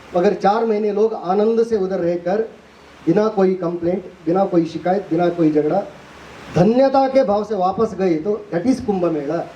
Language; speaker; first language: Hindi; non-native, local second language; Kannada